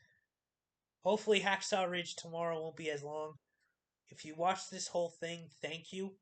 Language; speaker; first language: English; native; English